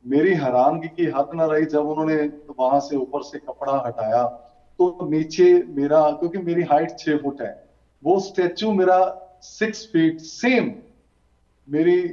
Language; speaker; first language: Hindi; native; Hindi